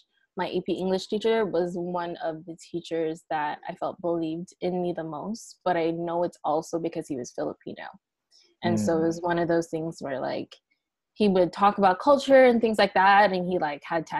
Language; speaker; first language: English; native; English